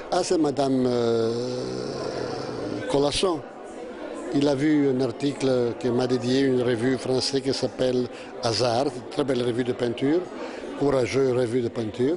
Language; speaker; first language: French; non-native, fluent; Italian